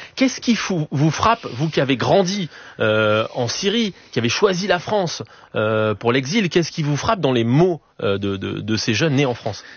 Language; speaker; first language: French; native; French